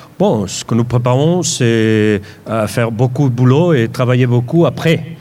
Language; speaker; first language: French; non-native, fluent; Catalan